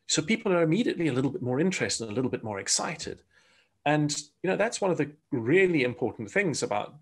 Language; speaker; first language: English; native; English